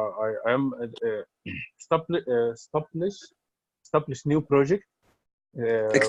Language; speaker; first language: English; non-native, learner; Arabic